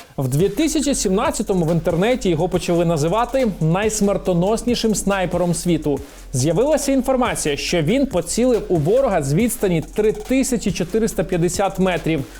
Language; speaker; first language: Ukrainian; native; Ukrainian